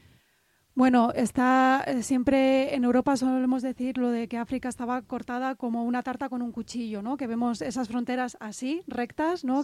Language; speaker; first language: Spanish; native; Spanish